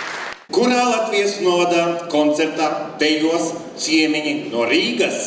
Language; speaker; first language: Latvian; native; Latvian